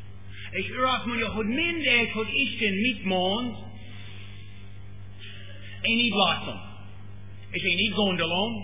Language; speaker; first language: Hungarian; non-native, learner; English